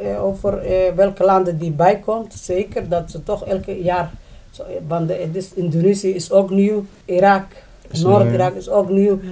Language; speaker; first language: Dutch; non-native, learner; Somali